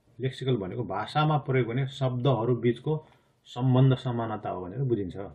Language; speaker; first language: Nepali; non-native, local second language; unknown